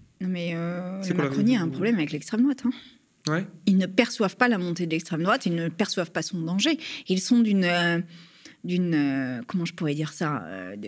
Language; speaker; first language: French; native; French